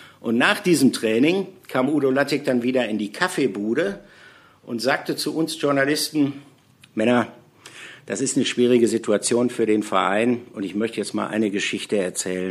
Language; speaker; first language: German; native; German